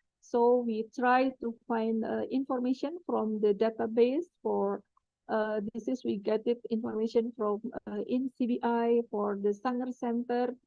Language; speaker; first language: English; non-native, fluent; Indonesian